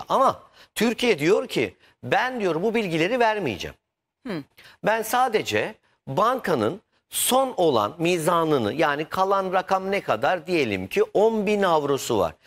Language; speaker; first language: Turkish; native; Turkish